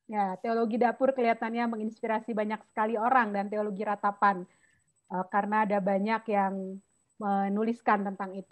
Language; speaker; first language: Indonesian; native; Indonesian